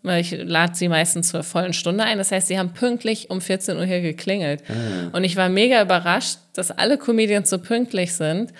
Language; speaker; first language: German; native; German